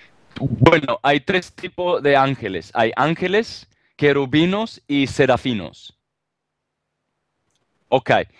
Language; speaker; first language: Spanish; non-native, fluent; Italian